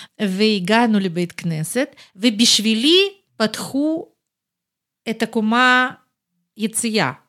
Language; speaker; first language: Hebrew; non-native, fluent; Russian